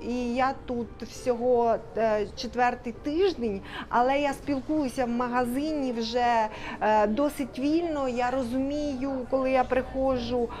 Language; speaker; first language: Ukrainian; native; Ukrainian